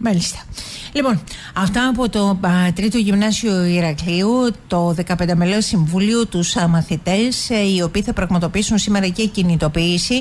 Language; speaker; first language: Greek; native; Greek